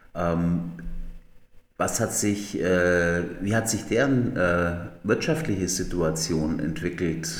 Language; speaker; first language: German; native; German